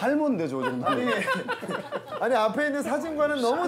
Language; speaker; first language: Korean; native; Korean